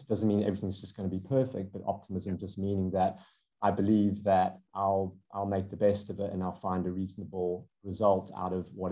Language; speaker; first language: English; native; English